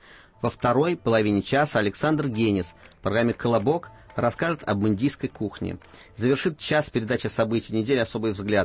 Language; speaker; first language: Russian; native; Russian